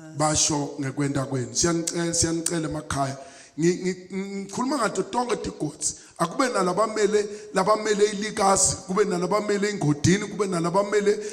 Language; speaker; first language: Zulu; non-native, local second language; Swati